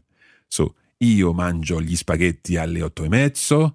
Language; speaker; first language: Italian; non-native, fluent; English